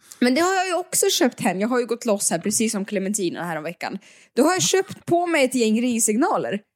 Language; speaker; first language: Swedish; native; Swedish